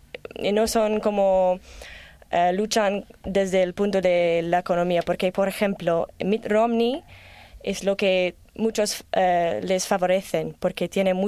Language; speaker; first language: Spanish; non-native, learner; English